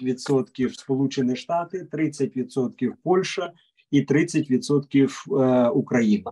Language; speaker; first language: Ukrainian; native; Ukrainian